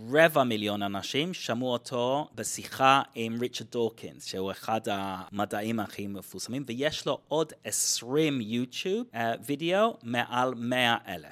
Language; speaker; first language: Hebrew; non-native, fluent; English